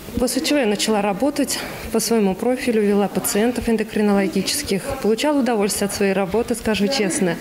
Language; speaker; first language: Russian; non-native, local second language; Turkmen